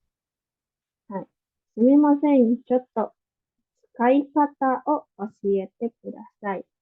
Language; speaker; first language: Japanese; non-native, fluent; Indonesian